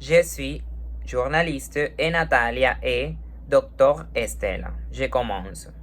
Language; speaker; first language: French; non-native, learner; Spanish